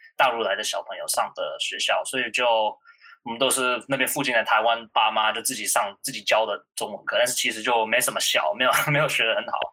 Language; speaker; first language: Chinese; early bilingual, heritage; Chinese